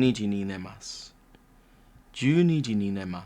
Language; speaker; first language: Japanese; non-native, learner; English